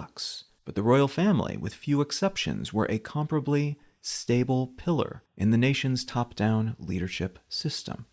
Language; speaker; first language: English; native; English